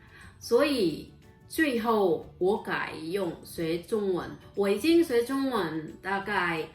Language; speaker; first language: Chinese; non-native, learner; Vietnamese